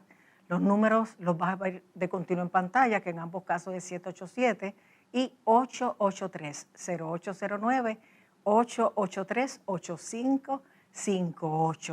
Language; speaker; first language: Spanish; native; Spanish